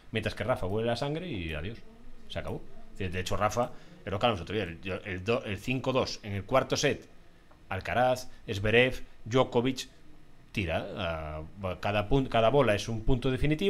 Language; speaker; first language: Spanish; native; Spanish